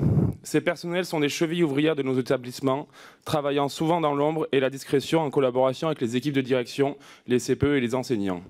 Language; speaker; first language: French; native; French